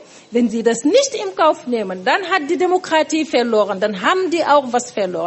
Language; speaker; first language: German; non-native, fluent; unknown